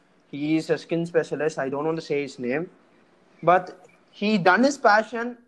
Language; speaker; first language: English; non-native, local second language; Tamil